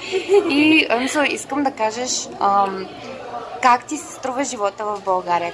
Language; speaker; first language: Bulgarian; native; Bulgarian